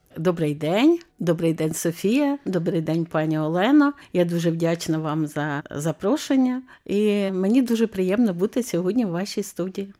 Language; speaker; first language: Ukrainian; native; Ukrainian